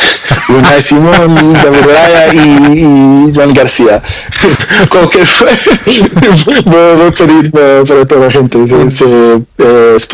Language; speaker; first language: Spanish; non-native, learner; Portuguese